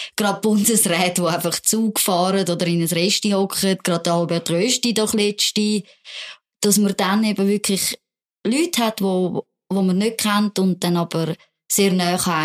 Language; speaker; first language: German; native; German